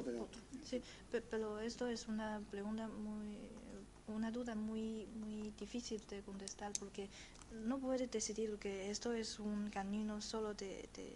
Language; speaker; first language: Spanish; non-native, fluent; Chinese